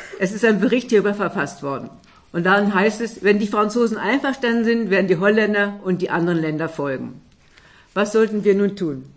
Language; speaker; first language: German; native; German